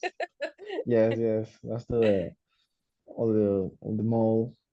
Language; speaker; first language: English; non-native, learner; Spanish